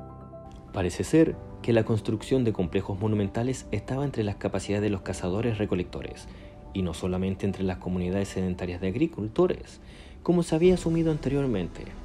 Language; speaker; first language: Spanish; native; Spanish